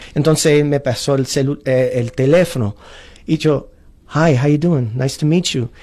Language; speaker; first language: Spanish; early bilingual, heritage; Spanish